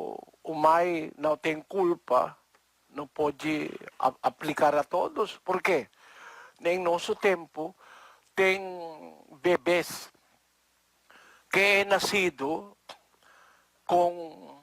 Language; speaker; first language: Portuguese; non-native, learner; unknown